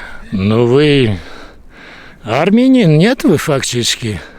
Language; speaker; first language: Russian; non-native, local second language; Armenian